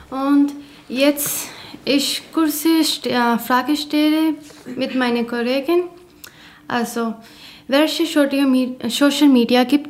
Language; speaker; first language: German; non-native, learner; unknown